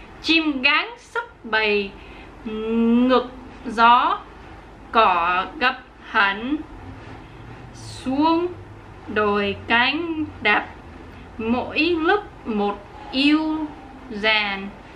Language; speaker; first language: Vietnamese; non-native, learner; English